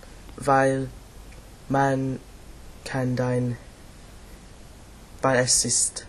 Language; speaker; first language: German; non-native, learner; English